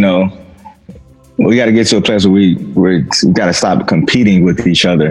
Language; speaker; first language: English; native; English